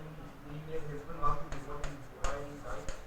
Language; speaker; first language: German; non-native, learner; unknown